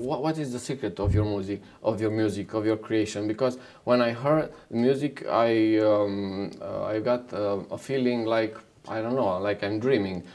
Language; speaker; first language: English; non-native, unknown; Romanian